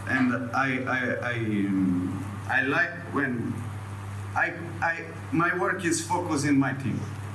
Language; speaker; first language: English; non-native, learner; Portuguese